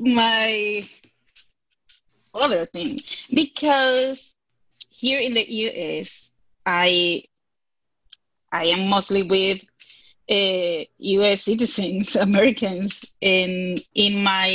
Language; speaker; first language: English; non-native, fluent; Spanish